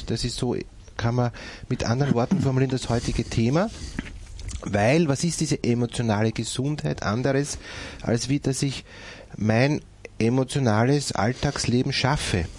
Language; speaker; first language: German; native; German